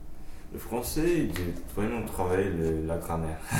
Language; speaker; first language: French; non-native, fluent; English